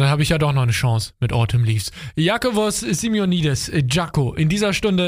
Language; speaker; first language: German; native; German